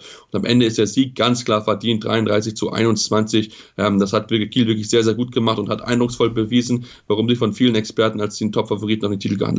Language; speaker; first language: German; native; German